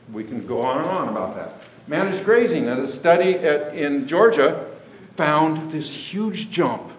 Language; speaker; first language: English; native; English